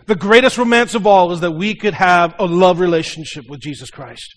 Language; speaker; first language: English; native; English